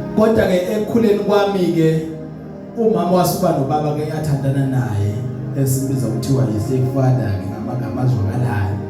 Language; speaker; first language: Zulu; early bilingual, other home language; Swati